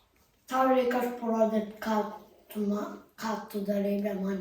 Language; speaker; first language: Lithuanian; early bilingual, heritage; Lithuanian